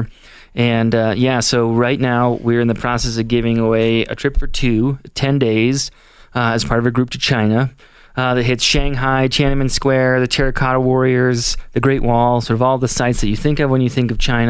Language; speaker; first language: English; native; English